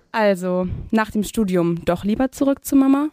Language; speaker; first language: German; native; German